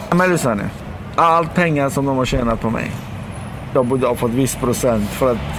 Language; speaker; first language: Swedish; non-native, fluent; Persian